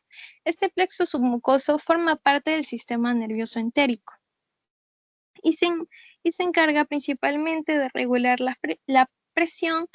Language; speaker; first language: Spanish; native; Spanish